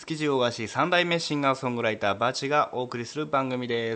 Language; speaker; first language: Japanese; native; Japanese